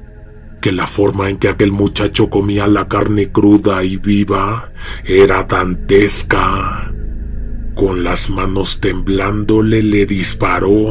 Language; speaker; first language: Spanish; native; Spanish